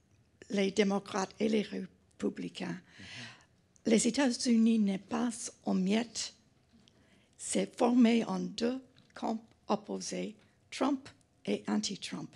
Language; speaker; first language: French; non-native, fluent; English